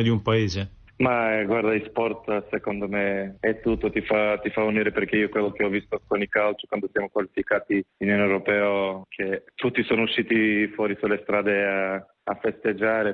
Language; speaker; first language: Italian; non-native, fluent; Macedonian